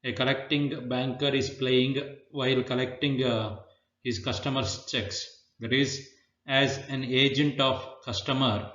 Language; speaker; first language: English; non-native, local second language; Kannada